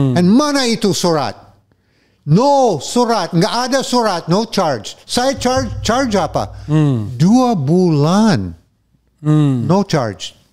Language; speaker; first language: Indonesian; non-native, fluent; English